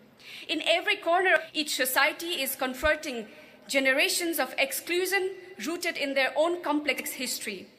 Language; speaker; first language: English; non-native, local second language; Nepali